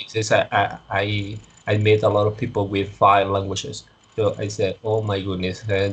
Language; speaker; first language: English; non-native, learner; Spanish